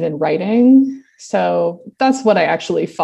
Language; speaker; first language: English; native; English